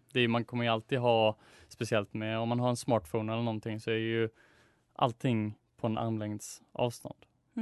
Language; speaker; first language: Swedish; native; Swedish